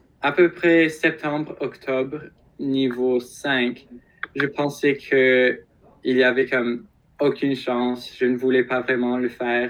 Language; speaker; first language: French; non-native, local second language; English